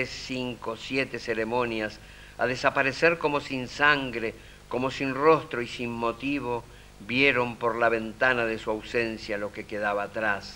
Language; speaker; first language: Spanish; native; Spanish